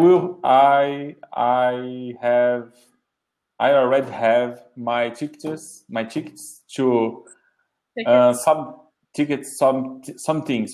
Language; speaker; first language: English; non-native, learner; Portuguese